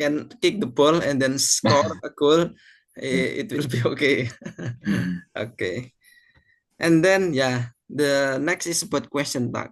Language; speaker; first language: English; non-native, fluent; Indonesian